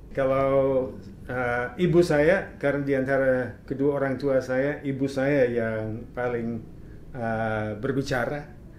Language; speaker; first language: Indonesian; non-native, fluent; English